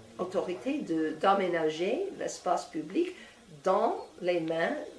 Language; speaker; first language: French; non-native, fluent; English